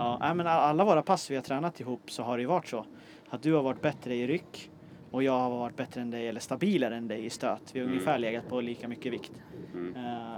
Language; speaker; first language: Swedish; native; Swedish